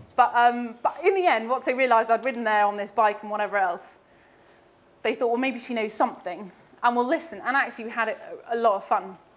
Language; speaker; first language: English; native; English